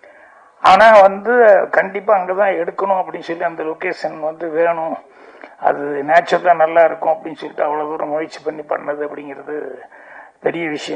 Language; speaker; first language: Tamil; native; Tamil